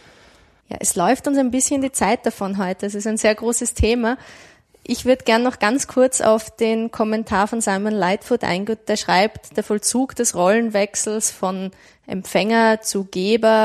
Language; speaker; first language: German; native; German